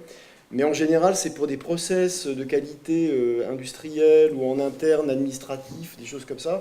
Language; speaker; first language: French; native; French